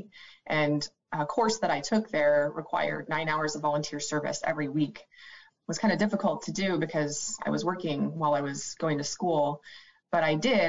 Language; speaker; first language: English; native; English